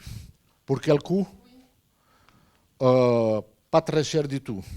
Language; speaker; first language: French; non-native, fluent; Portuguese